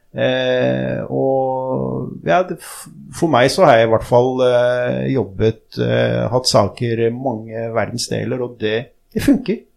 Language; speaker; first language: Norwegian; early bilingual, other home language; Arabic